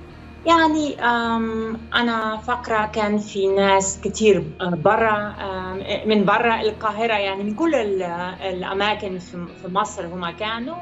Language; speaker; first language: Arabic; non-native, fluent; Dutch